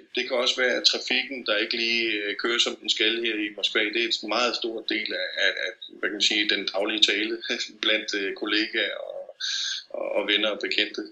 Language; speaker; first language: Danish; native; Danish